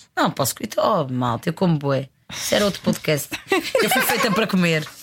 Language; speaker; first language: Portuguese; native; Portuguese